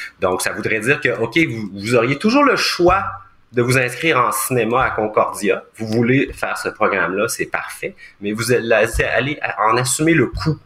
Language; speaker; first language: French; native; French